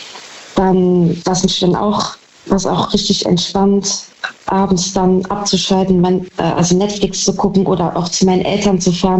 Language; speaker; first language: German; native; German